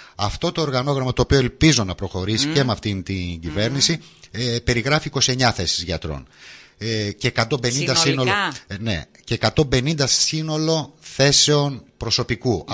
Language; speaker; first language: Greek; native; Greek